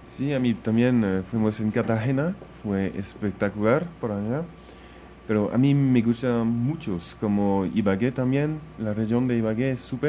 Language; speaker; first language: Spanish; non-native, learner; French